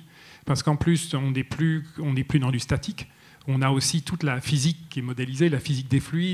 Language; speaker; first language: French; native; French